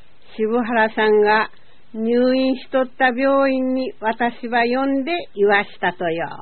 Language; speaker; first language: Japanese; native; Japanese